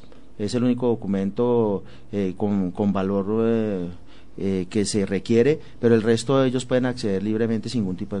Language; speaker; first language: Spanish; native; Spanish